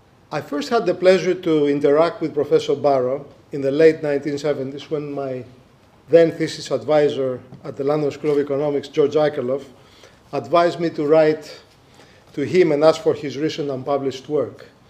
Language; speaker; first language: English; non-native, fluent; Greek